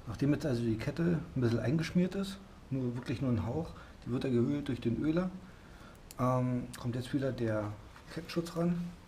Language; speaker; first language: German; native; German